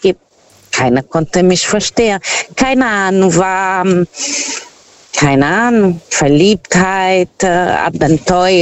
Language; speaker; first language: German; non-native, fluent; Portuguese